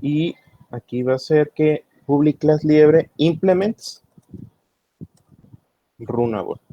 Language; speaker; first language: Spanish; native; Spanish